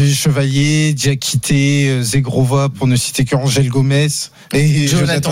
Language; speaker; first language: French; native; French